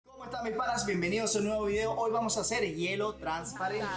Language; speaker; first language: Spanish; native; Spanish